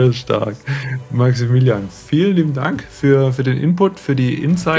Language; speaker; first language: German; native; German